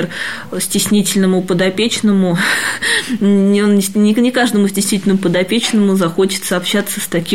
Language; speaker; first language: Russian; native; Russian